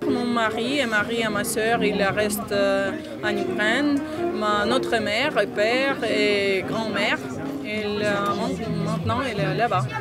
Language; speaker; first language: French; non-native, learner; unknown